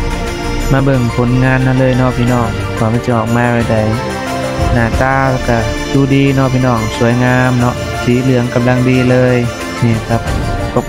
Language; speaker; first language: Thai; non-native, local second language; Lao